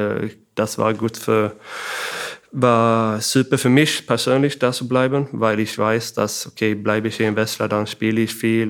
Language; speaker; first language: German; non-native, fluent; Swedish